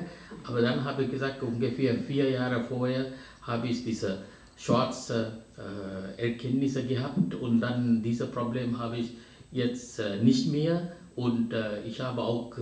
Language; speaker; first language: German; non-native, fluent; Sinhala